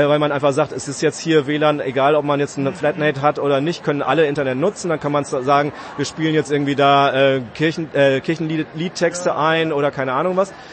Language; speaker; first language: German; native; German